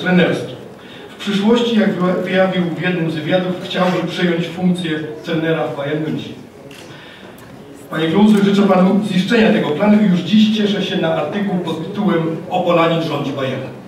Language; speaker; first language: Polish; native; Polish